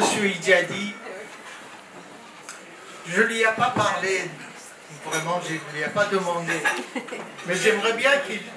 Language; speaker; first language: French; non-native, fluent; Persian